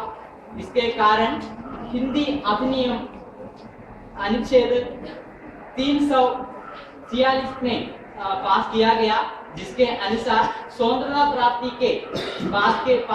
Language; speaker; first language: Hindi; non-native, local second language; Malayalam